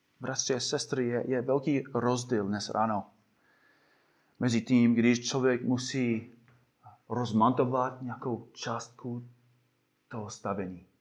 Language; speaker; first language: Czech; non-native, fluent; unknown